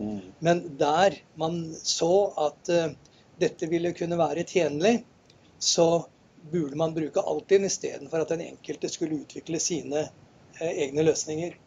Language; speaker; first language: Norwegian; native; Norwegian